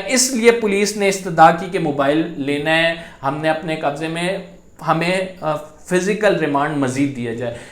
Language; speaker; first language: Urdu; native; Urdu